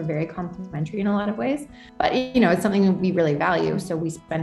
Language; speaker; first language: English; native; English